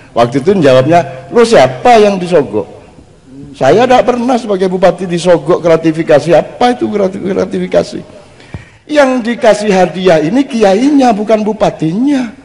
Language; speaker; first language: Indonesian; non-native, local second language; Javanese